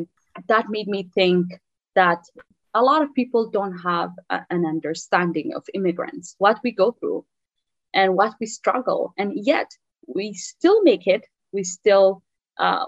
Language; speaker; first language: English; non-native, fluent; Tigrinya